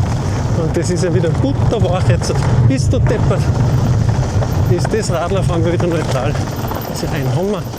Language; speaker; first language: German; native; German